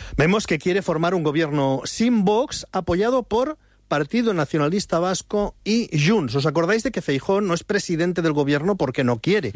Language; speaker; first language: Spanish; native; Spanish